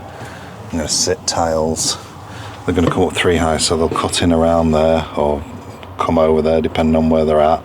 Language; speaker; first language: English; native; English